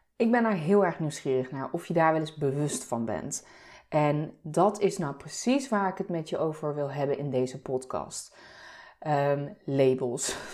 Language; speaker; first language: Dutch; early bilingual, other home language; Turkish